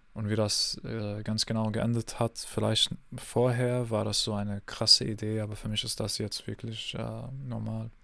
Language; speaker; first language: German; non-native, fluent; English